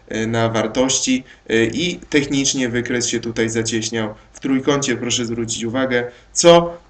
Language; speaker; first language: Polish; native; Polish